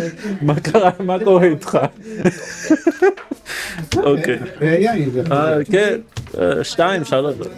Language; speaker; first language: Hebrew; non-native, fluent; English